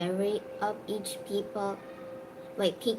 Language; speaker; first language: English; non-native, learner; Vietnamese